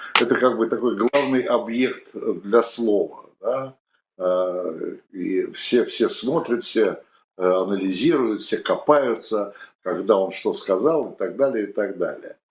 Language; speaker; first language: Russian; native; Russian